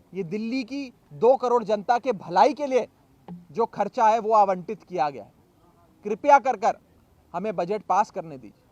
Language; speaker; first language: Hindi; native; Hindi